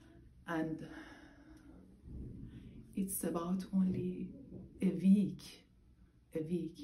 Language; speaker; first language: English; non-native, learner; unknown